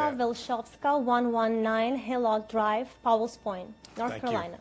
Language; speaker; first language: English; non-native, fluent; Ukrainian